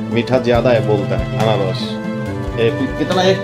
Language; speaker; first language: Hindi; non-native, learner; Bangla